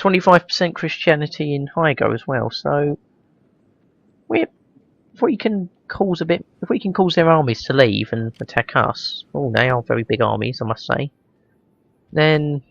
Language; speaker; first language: English; native; English